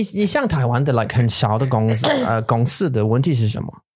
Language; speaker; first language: Chinese; non-native, learner; English